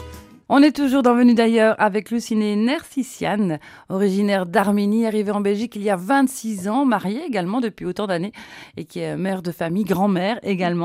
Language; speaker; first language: French; native; French